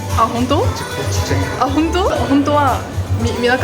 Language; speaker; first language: Japanese; non-native, learner; French